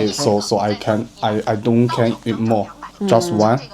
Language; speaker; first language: English; non-native, learner; Chinese